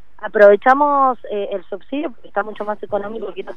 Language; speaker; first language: Spanish; native; Spanish